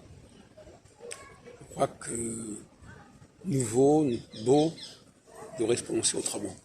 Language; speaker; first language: French; native; French